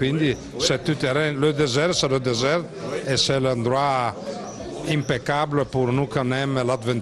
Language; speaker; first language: French; non-native, learner; Italian